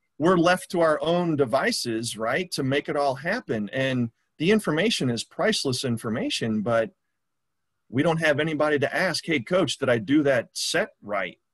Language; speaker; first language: English; native; English